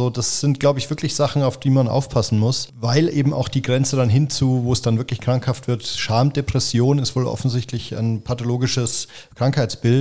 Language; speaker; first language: German; native; German